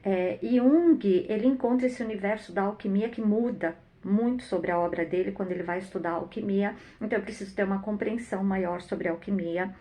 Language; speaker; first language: Portuguese; native; Portuguese